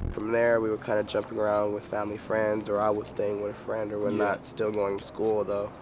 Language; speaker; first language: English; native; English